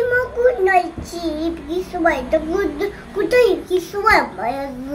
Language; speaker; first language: Russian; early bilingual, heritage; Russian